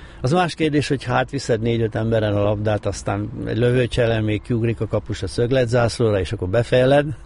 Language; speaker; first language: Hungarian; native; Hungarian